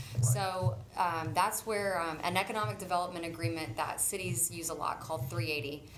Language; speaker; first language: English; native; English